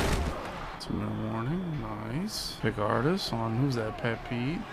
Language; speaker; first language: English; native; English